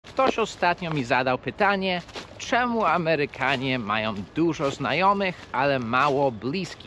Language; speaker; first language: Polish; non-native, fluent; English